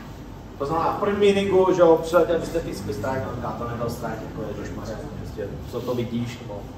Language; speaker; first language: Czech; native; Czech